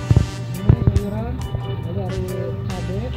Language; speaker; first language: Indonesian; non-native, local second language; Sundanese